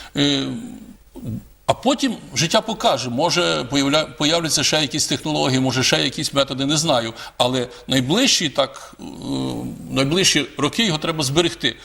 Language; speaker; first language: Ukrainian; native; Ukrainian